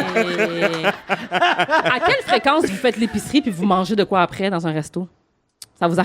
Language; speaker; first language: French; native; French